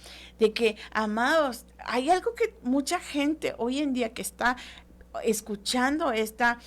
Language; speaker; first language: Spanish; native; Spanish